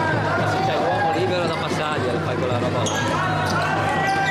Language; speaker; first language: Italian; native; Italian